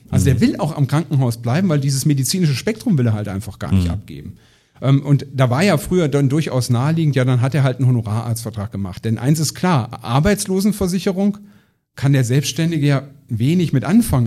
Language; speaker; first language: German; native; German